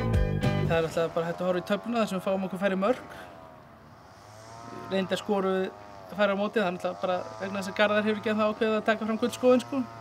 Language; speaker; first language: Icelandic; native; Icelandic